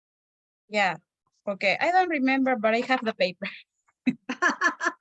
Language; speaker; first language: English; non-native, learner; Spanish